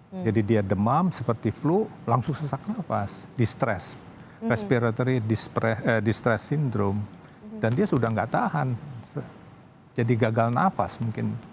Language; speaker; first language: Indonesian; native; Indonesian